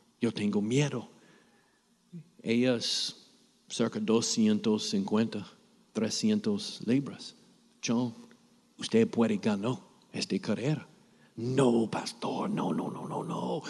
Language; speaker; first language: Spanish; non-native, learner; English